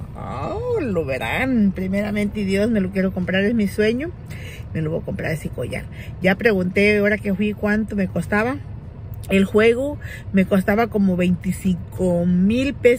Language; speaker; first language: Spanish; native; Spanish